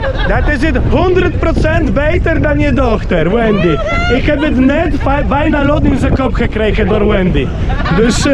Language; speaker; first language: Dutch; non-native, learner; Polish